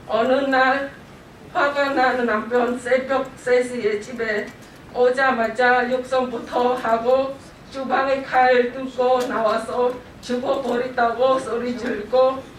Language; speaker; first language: Korean; non-native, learner; Khmer